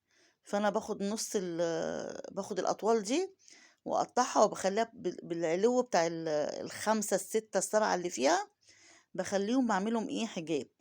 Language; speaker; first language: Arabic; native; Arabic